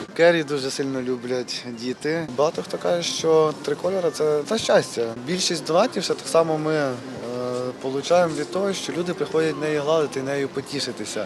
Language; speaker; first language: Ukrainian; native; Ukrainian